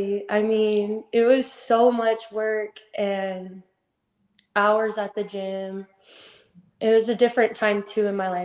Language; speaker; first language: English; native; English